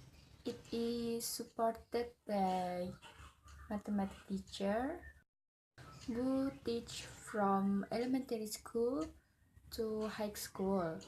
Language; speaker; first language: English; non-native, learner; Indonesian